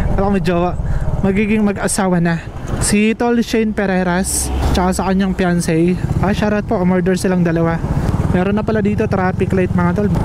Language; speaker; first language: Filipino; non-native, local second language; Bikol